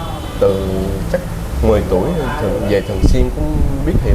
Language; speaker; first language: Vietnamese; early bilingual, heritage; Vietnamese